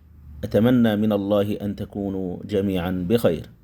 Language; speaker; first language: Arabic; non-native, fluent; Indonesian